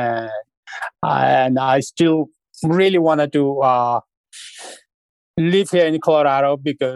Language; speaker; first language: English; non-native, fluent; Sherpa